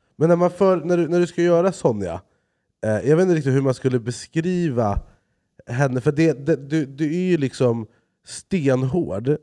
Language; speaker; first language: Swedish; native; Swedish